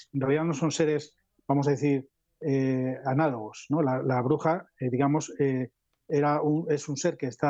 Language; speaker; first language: Spanish; native; Spanish